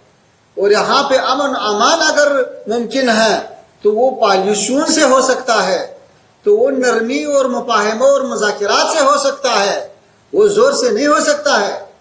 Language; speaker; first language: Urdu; non-native, fluent; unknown